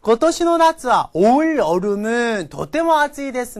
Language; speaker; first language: Japanese; non-native, fluent; Korean